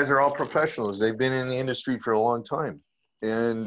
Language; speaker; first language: English; native; English